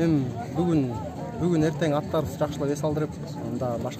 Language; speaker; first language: Kyrgyz; native; Kyrgyz